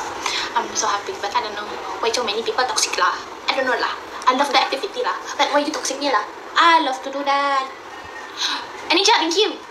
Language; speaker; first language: English; non-native, learner; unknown